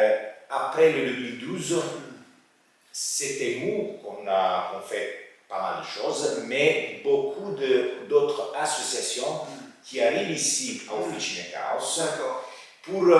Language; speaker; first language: French; non-native, fluent; Italian